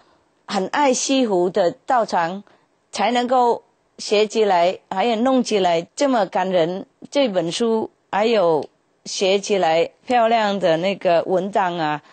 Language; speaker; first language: Chinese; non-native, fluent; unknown